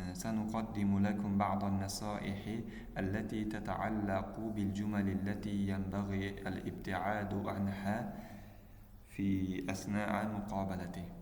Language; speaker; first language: Arabic; non-native, fluent; Uzbek